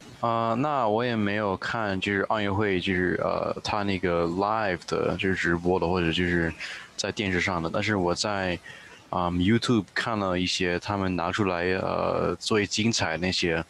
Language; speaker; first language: Chinese; early bilingual, heritage; Chinese